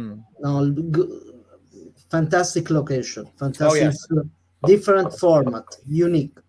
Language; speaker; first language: English; non-native, learner; Italian